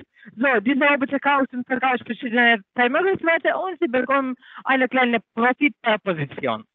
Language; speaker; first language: German; non-native, learner; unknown